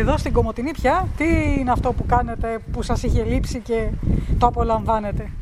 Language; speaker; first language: Greek; native; Greek